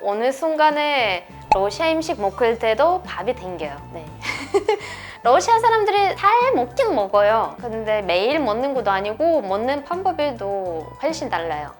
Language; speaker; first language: Korean; non-native, fluent; Russian